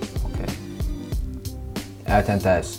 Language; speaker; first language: Dutch; early bilingual, other home language; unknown